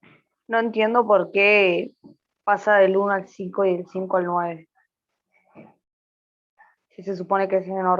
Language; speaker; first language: Spanish; native; Spanish